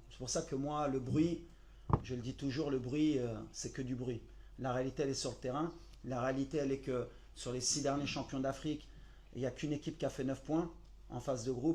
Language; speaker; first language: French; native; French